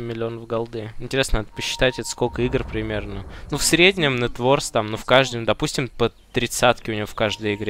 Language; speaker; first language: Russian; native; Russian